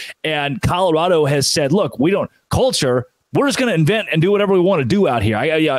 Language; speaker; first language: English; native; English